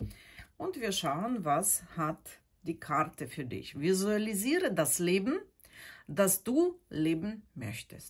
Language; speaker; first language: German; non-native, fluent; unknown